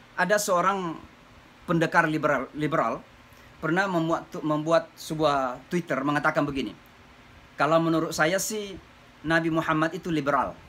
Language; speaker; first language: Indonesian; native; Indonesian